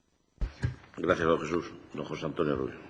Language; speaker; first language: Spanish; native; Spanish